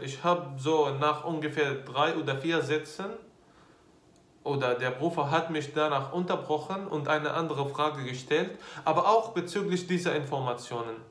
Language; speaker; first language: German; non-native, fluent; Arabic